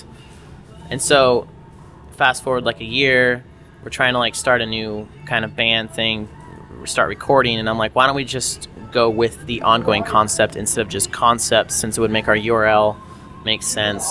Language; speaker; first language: English; native; English